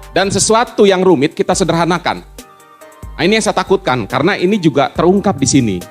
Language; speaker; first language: Indonesian; native; Indonesian